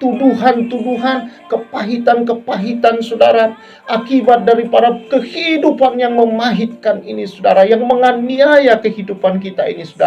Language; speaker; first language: Indonesian; native; Indonesian